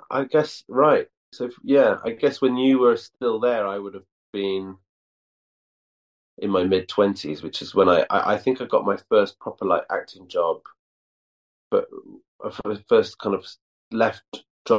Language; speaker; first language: English; native; English